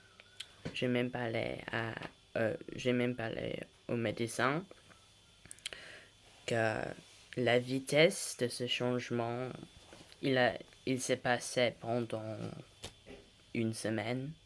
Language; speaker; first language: French; non-native, learner; English